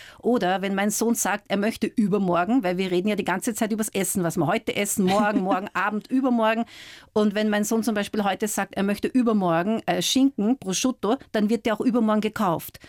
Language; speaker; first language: German; native; German